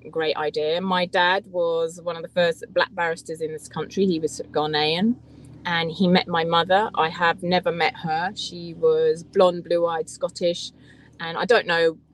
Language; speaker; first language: English; native; English